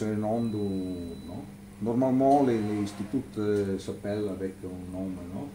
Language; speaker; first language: French; non-native, learner; Italian